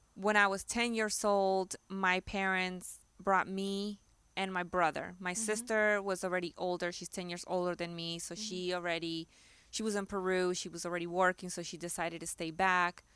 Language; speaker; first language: English; early bilingual, other home language; Spanish